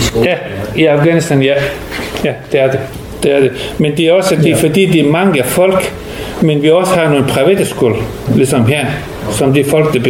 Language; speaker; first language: Danish; non-native, learner; Persian